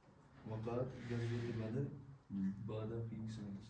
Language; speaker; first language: Arabic; non-native, learner; Kashmiri